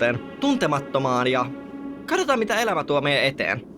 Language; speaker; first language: Finnish; native; Finnish